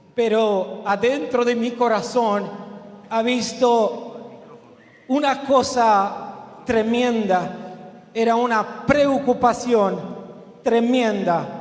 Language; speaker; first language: Spanish; non-native, learner; Romanian